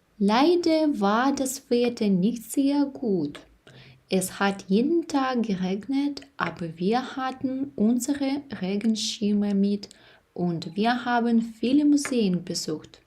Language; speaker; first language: German; non-native, fluent; Ukrainian